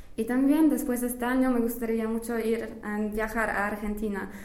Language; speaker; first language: Spanish; non-native, fluent; English